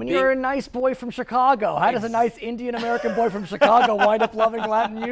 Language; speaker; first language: English; native; English